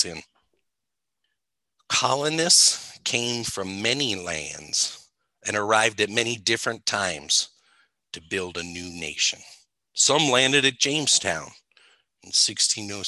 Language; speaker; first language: English; native; English